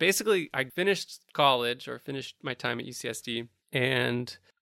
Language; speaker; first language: English; native; English